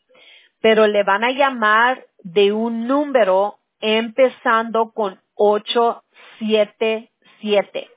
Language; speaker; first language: Spanish; non-native, local second language; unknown